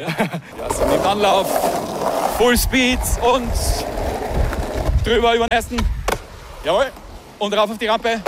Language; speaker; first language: German; native; German